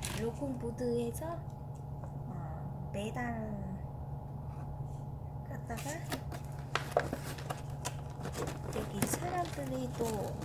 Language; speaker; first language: Korean; non-native, fluent; Vietnamese